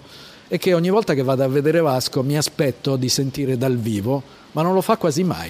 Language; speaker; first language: Italian; native; Italian